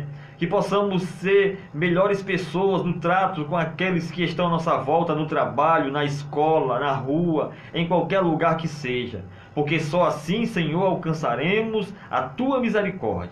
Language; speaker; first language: Portuguese; native; Portuguese